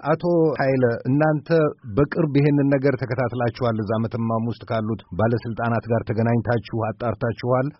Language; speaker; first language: Amharic; native; Amharic